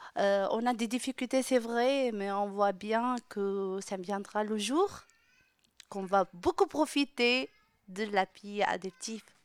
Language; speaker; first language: French; non-native, local second language; Arabic